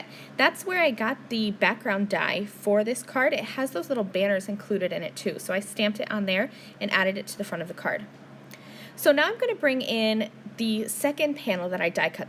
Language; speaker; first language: English; native; English